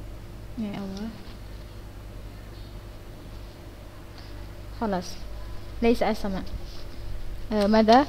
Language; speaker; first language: Arabic; non-native, fluent; Indonesian